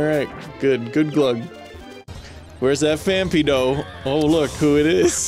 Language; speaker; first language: English; native; English